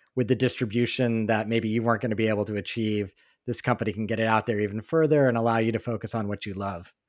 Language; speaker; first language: English; native; English